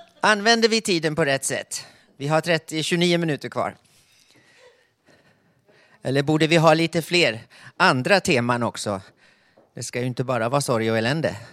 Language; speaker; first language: Swedish; native; Swedish